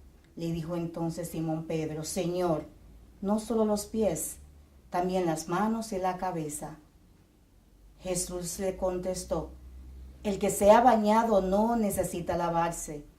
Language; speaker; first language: Spanish; native; Spanish